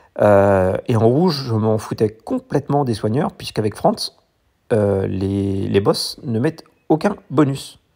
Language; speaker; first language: French; native; French